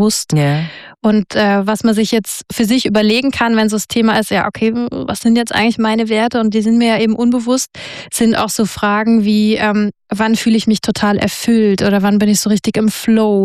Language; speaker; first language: German; native; German